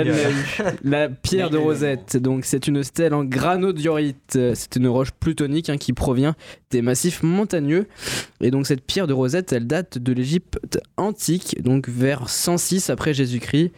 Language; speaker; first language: French; native; French